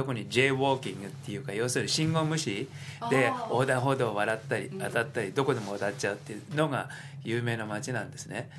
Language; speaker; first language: Japanese; native; Japanese